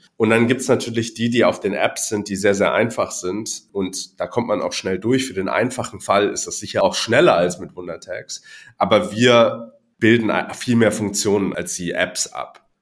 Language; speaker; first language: German; non-native, fluent; Cantonese